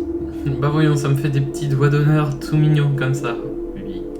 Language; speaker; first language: French; native; French